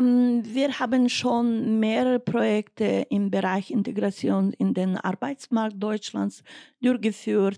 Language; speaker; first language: German; non-native, fluent; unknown